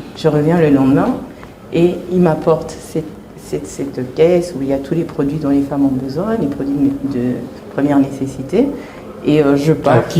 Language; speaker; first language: French; early bilingual, other home language; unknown